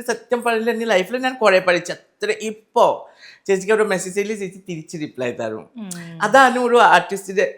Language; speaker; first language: Malayalam; non-native, learner; Assamese